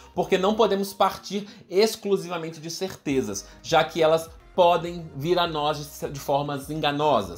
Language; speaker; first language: Portuguese; native; Portuguese